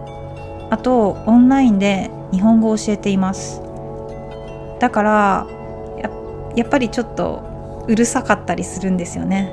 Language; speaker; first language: Japanese; native; Japanese